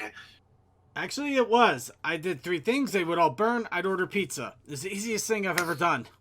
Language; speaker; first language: English; native; English